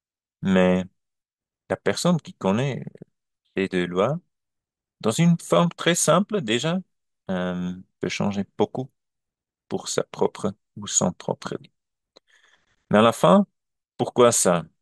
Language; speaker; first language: French; non-native, learner; German